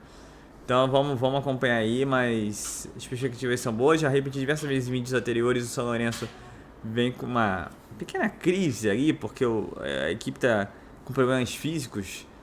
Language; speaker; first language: Portuguese; native; Portuguese